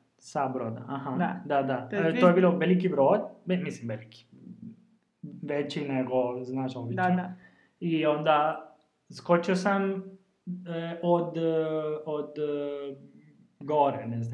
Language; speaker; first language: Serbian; non-native, learner; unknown